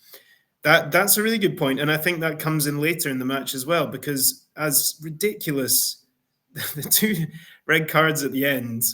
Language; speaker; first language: English; native; English